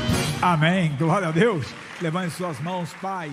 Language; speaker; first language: Portuguese; native; Portuguese